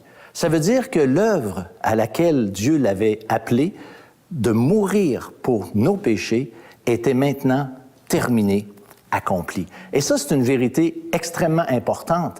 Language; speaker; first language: French; native; French